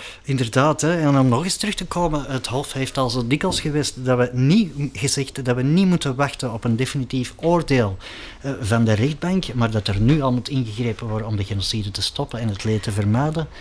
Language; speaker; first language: Dutch; native; Dutch